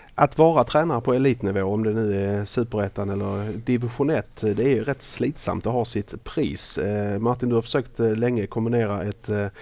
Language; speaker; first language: Swedish; native; Swedish